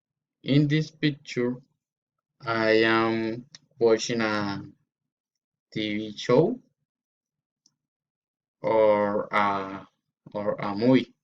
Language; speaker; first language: English; non-native, learner; Spanish